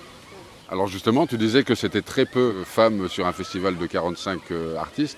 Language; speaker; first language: French; native; French